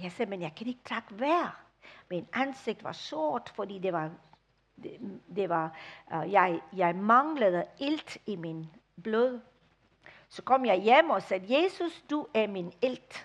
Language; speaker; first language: Danish; non-native, fluent; English